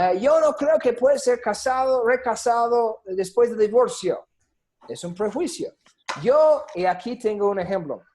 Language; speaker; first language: Spanish; non-native, fluent; English